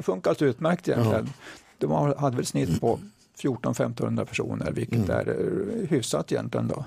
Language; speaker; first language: Swedish; native; Swedish